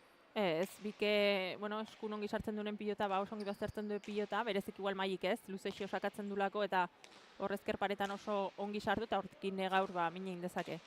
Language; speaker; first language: Basque; native; Basque